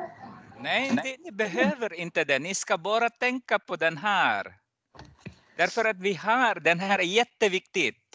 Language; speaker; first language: Swedish; non-native, fluent; Arabic